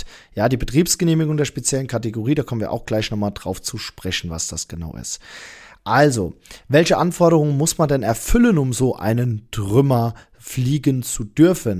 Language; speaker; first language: German; native; German